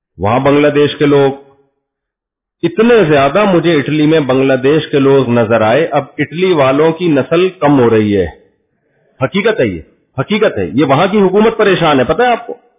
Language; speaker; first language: Urdu; native; Urdu